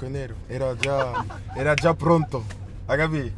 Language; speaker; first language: Italian; non-native, fluent; French